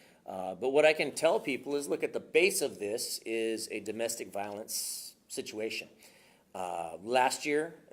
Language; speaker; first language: English; native; English